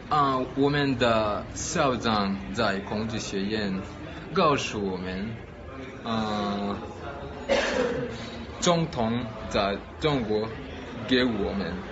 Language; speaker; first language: Chinese; non-native, learner; Malagasy